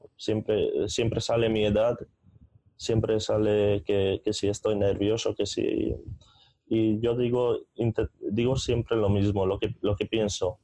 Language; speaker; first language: Spanish; non-native, fluent; Hungarian